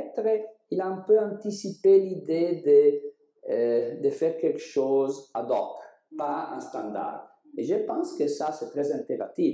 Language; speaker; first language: French; non-native, learner; Italian